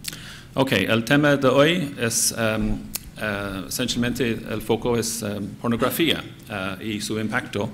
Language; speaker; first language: Spanish; non-native, fluent; English